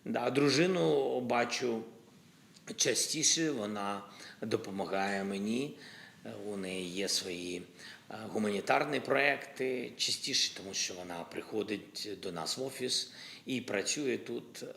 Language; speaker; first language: Ukrainian; non-native, local second language; Russian